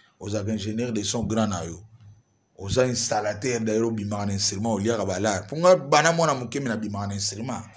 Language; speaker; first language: Lingala; native; Lingala